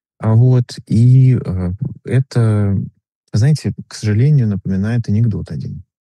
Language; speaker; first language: Russian; native; Russian